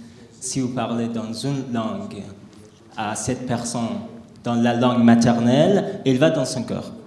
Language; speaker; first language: French; non-native, learner; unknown